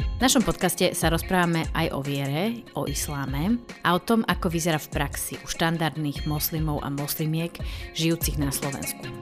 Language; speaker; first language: Slovak; native; Slovak